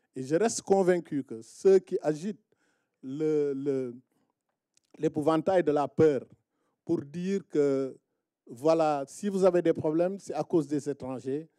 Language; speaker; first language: French; non-native, local second language; Wolof